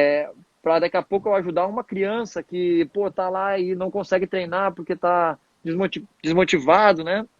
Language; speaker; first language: Portuguese; native; Portuguese